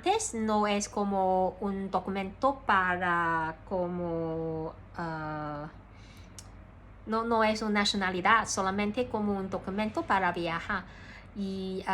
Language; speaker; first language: Spanish; non-native, learner; Cantonese